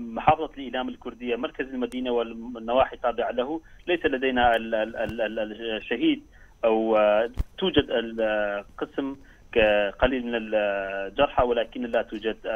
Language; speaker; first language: Arabic; non-native, learner; Kurdish